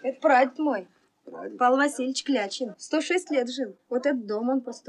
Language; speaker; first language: Russian; native; Russian